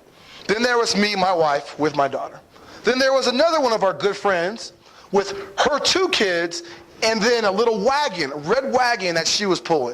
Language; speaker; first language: English; native; English